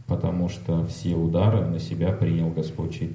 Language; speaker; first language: Russian; native; Russian